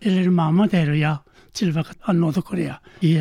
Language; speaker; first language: Swedish; non-native, learner; Korean